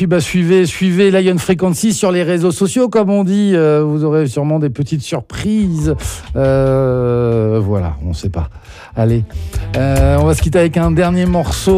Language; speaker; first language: French; native; French